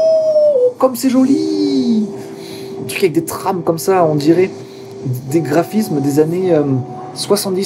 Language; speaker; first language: French; native; French